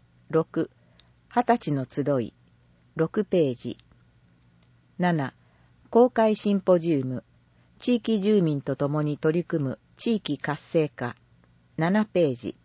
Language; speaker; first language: Japanese; native; Japanese